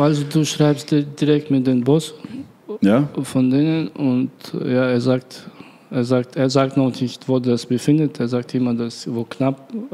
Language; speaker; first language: German; non-native, learner; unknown